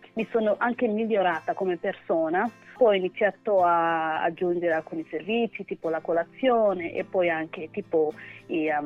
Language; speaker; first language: Italian; non-native, fluent; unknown